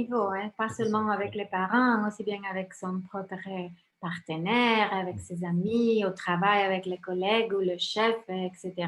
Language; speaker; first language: French; non-native, fluent; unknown